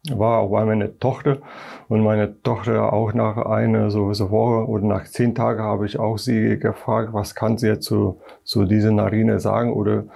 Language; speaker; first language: German; non-native, fluent; Polish